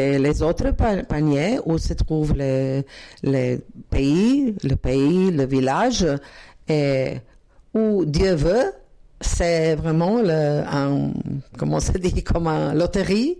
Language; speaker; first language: French; non-native, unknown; Croatian